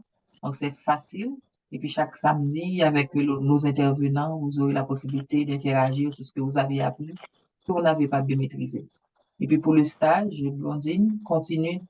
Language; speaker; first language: French; native; French